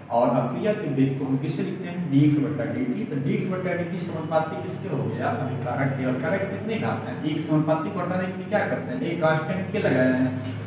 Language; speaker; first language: Hindi; native; Hindi